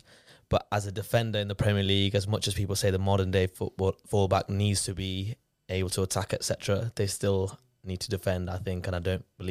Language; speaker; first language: English; native; English